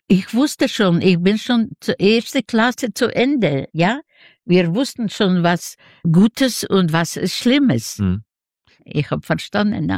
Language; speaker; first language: German; non-native, learner; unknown